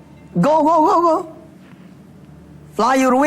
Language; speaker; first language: English; non-native, learner; Indonesian